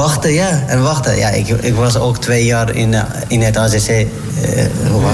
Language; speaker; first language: Dutch; non-native, learner; Turkish